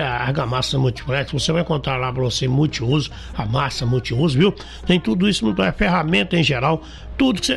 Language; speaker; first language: Portuguese; native; Portuguese